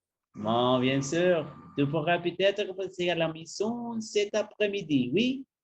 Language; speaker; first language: French; non-native, learner; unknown